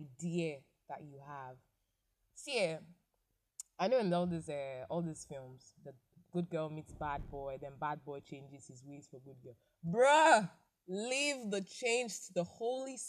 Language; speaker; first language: English; non-native, local second language; Igbo